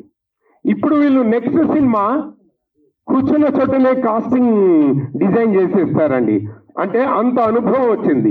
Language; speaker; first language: Telugu; native; Telugu